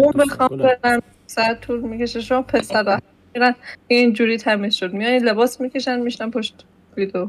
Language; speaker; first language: Persian; native; Persian